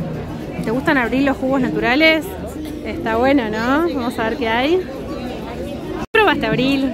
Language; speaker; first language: Spanish; native; Spanish